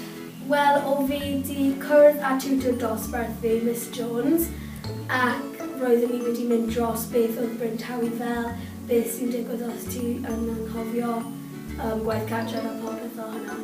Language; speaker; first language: Welsh; non-native, local second language; English